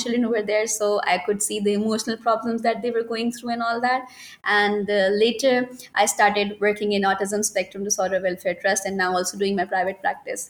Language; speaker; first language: English; non-native, local second language; Urdu